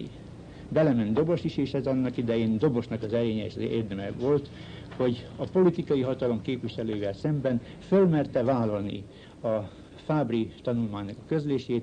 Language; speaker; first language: Hungarian; native; Hungarian